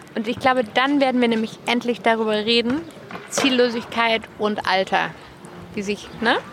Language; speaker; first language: German; native; German